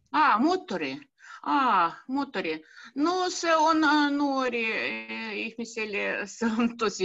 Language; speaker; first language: Finnish; non-native, learner; Russian